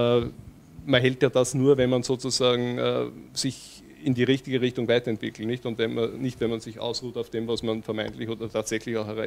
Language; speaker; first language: German; native; German